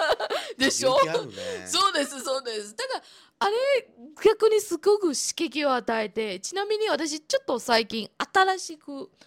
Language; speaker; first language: Japanese; non-native, fluent; Chinese